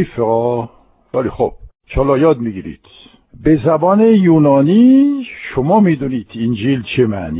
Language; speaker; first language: Persian; non-native, fluent; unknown